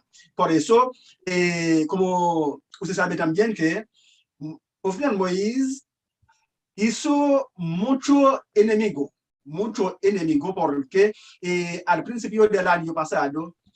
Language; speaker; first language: Spanish; non-native, learner; Haitian Creole